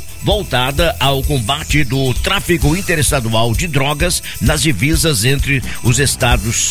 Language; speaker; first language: Portuguese; native; Portuguese